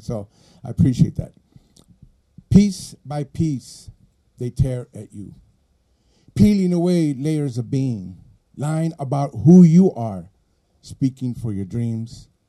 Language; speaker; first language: English; early bilingual, other home language; Spanish